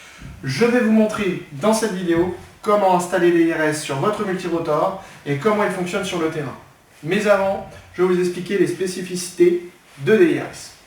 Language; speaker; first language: French; native; French